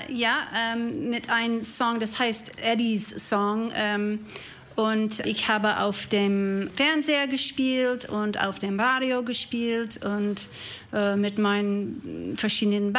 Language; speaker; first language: German; non-native, learner; English